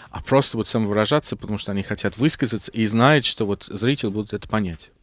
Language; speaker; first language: Russian; non-native, fluent; English